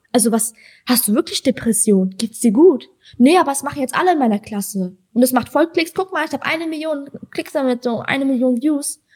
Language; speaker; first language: German; early bilingual, other home language; Persian